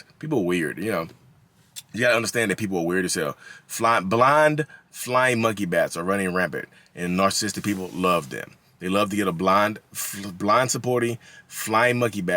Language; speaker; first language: English; native; English